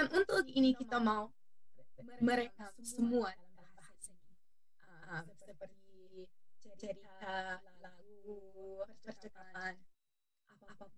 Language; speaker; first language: Indonesian; non-native, learner; English